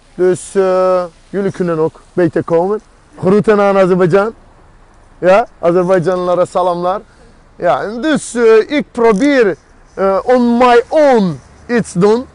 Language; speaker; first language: Dutch; non-native, fluent; Azerbaijani